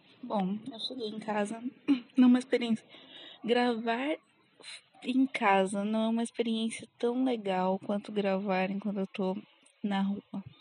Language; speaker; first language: Portuguese; native; Portuguese